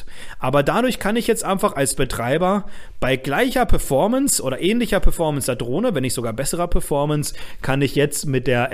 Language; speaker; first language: German; native; German